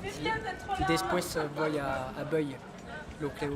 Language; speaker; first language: Spanish; non-native, learner; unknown